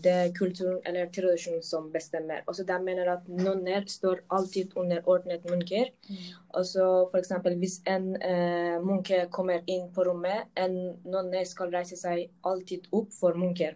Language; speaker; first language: Norwegian; non-native, local second language; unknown